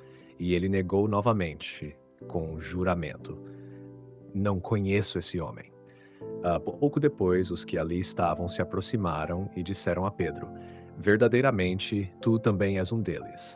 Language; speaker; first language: Portuguese; native; Portuguese